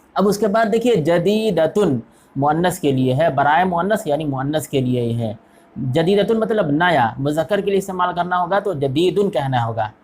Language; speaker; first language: Urdu; native; Urdu